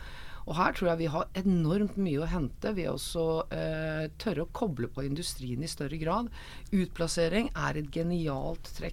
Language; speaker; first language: Norwegian; native; Norwegian